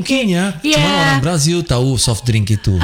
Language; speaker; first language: Indonesian; non-native, fluent; Portuguese